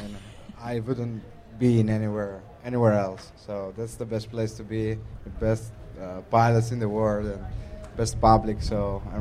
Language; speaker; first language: English; non-native, fluent; Italian